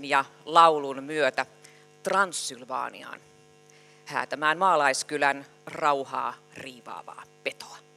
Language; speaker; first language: Finnish; native; Finnish